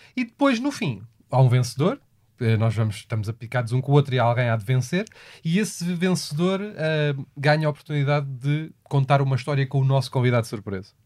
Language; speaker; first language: Portuguese; native; Portuguese